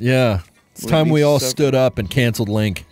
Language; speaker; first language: English; native; English